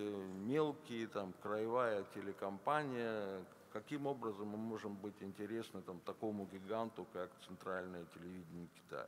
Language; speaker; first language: Russian; native; Russian